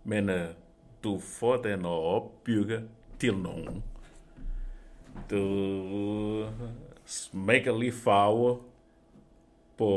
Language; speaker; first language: Danish; non-native, fluent; Portuguese